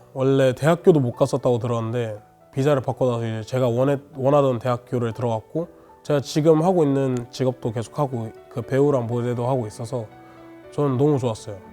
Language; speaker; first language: Korean; early bilingual, other home language; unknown